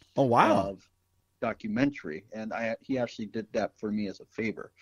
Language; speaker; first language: English; native; English